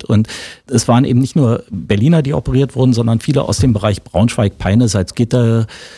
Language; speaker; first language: German; native; German